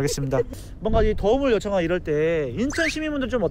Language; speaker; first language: Korean; native; Korean